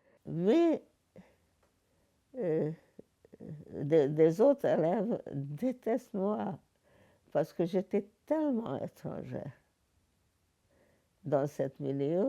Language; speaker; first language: French; non-native, learner; Hungarian